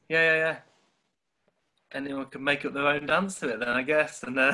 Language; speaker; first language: English; native; English